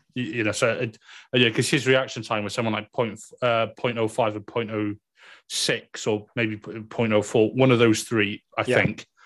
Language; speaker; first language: English; native; English